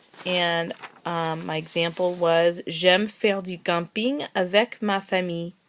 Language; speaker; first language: French; non-native, learner; English